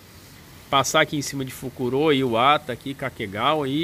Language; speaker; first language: Portuguese; native; Portuguese